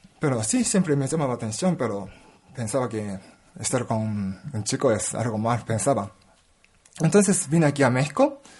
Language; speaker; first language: Spanish; non-native, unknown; Japanese